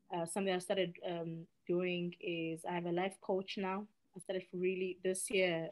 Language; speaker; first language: English; non-native, local second language; Xhosa